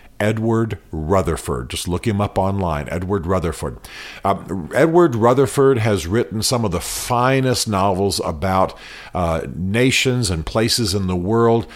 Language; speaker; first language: English; native; English